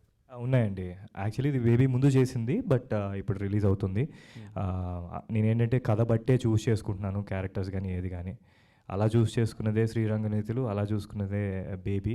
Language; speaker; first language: Telugu; native; Telugu